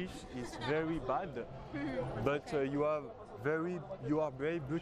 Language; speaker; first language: English; non-native, learner; French